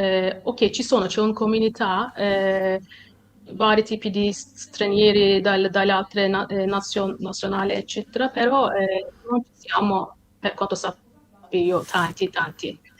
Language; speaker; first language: Italian; non-native, fluent; Turkish